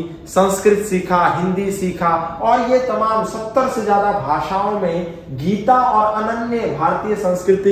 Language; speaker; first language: Hindi; native; Hindi